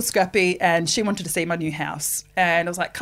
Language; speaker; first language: English; native; English